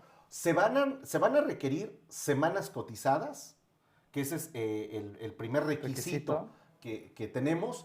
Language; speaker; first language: Spanish; native; Spanish